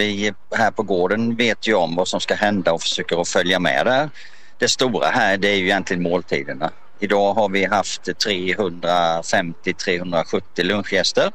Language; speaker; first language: Swedish; native; Swedish